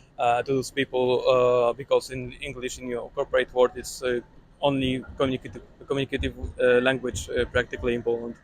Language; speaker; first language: English; non-native, fluent; Polish